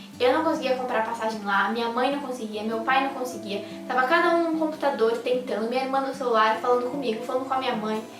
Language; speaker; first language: Portuguese; native; Portuguese